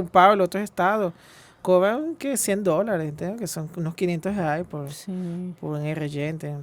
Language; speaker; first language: Portuguese; non-native, fluent; Spanish